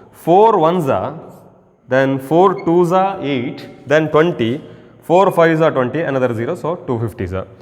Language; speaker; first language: English; non-native, local second language; Kannada